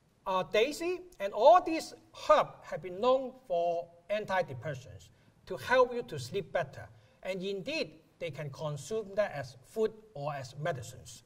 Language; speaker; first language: English; non-native, local second language; Cantonese